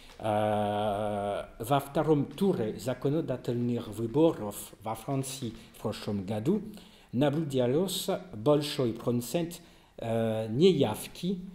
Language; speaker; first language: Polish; non-native, learner; French